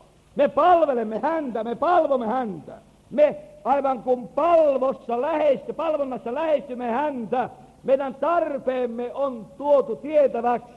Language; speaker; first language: Finnish; native; Finnish